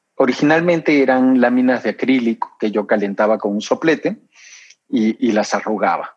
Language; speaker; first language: Spanish; native; Spanish